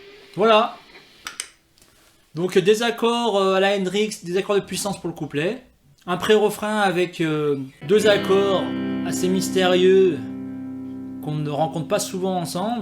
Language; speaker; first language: French; native; French